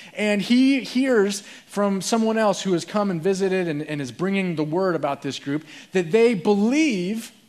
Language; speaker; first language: English; native; English